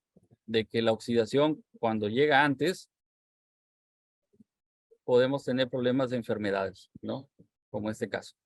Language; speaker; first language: Spanish; native; Spanish